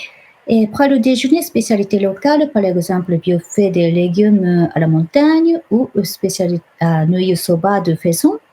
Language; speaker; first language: French; non-native, fluent; Japanese